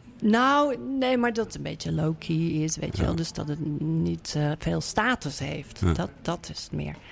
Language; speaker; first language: Dutch; native; Dutch